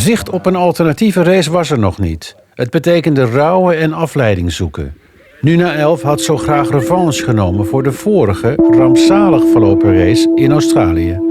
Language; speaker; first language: Dutch; native; Dutch